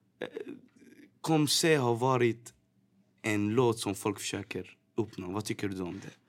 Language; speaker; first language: Swedish; native; Swedish